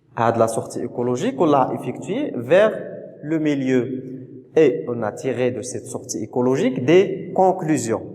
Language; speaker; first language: French; non-native, local second language; Arabic